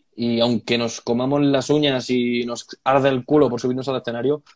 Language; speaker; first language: Spanish; native; Spanish